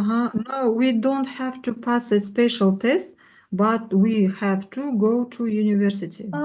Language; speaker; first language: English; non-native, learner; Russian